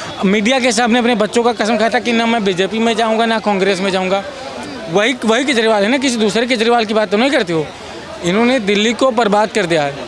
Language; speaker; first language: Hindi; native; Hindi